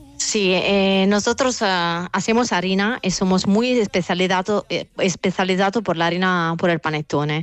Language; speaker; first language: Spanish; non-native, fluent; Italian